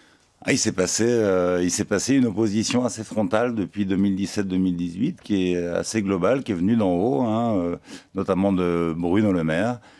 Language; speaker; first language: French; native; French